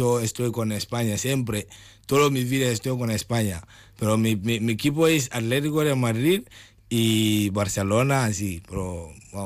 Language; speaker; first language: Spanish; non-native, learner; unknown